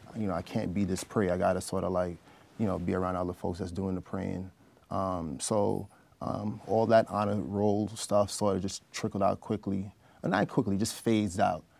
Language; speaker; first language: English; native; English